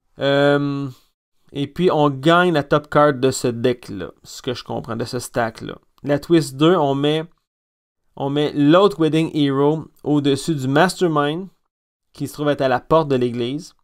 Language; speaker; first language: French; native; French